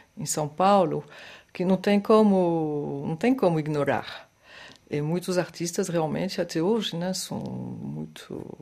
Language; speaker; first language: Portuguese; non-native, fluent; French